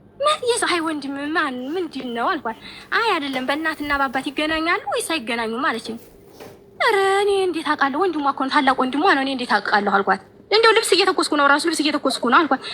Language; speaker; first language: Amharic; native; Amharic